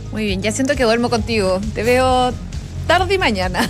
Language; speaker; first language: Spanish; native; Spanish